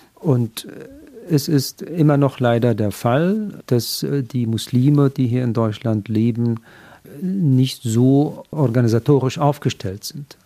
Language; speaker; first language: German; non-native, fluent; Arabic